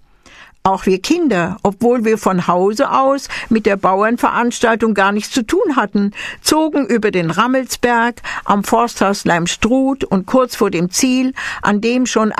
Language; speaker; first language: German; native; German